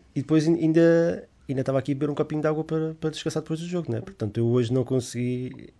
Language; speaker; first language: Portuguese; native; Portuguese